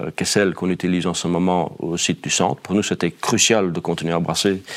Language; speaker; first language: French; non-native, fluent; Dutch